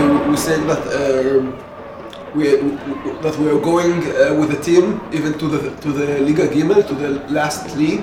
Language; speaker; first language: English; non-native, fluent; Hebrew